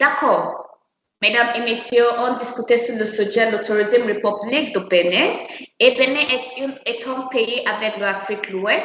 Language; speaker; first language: French; non-native, learner; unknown